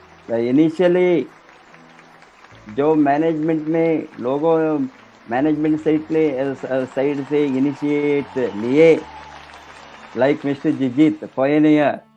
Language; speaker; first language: Hindi; non-native, local second language; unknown